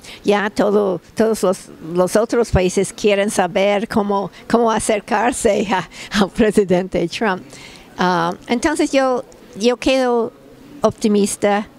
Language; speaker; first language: Spanish; non-native, fluent; English